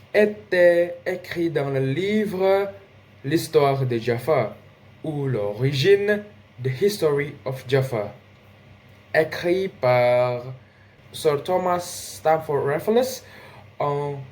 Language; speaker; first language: French; non-native, learner; Indonesian